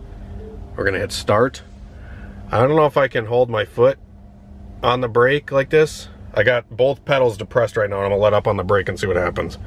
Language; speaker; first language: English; native; English